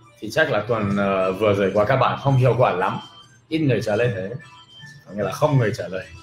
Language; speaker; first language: Vietnamese; non-native, fluent; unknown